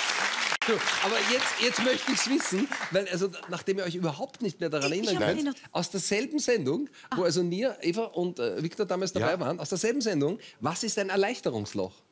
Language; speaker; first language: German; native; German